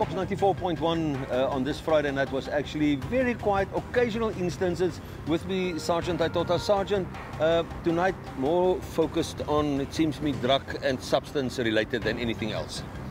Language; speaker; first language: English; non-native, local second language; Afrikaans